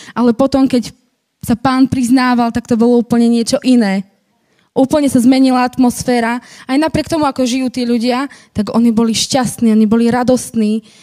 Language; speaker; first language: Slovak; native; Slovak